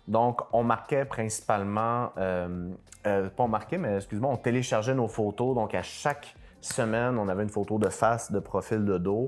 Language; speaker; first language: French; native; French